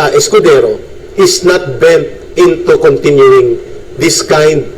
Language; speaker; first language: English; non-native, local second language; Filipino